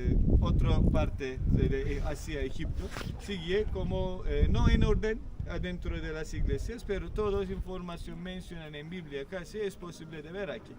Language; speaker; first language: Spanish; non-native, fluent; Turkish